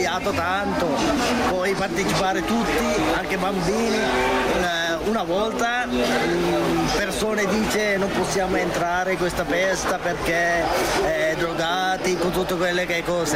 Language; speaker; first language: Italian; non-native, learner; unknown